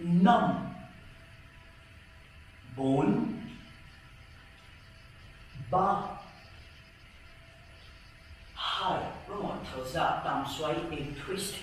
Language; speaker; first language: Vietnamese; non-native, learner; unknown